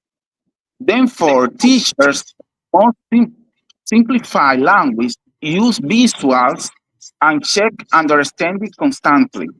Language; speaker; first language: English; non-native, learner; Spanish